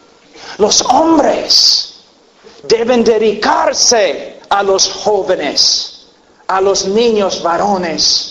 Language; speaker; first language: Spanish; non-native, fluent; English